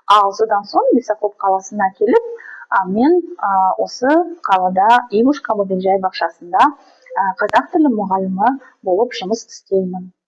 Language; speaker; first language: Kazakh; non-native, local second language; Russian